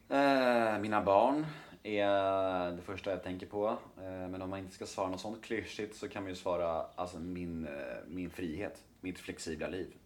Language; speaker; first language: Swedish; native; Swedish